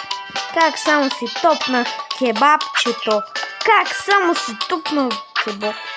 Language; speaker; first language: Bulgarian; native; Bulgarian